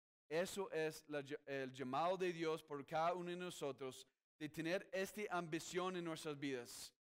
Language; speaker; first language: Spanish; non-native, fluent; English